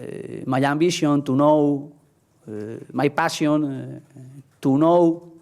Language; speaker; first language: English; non-native, learner; Spanish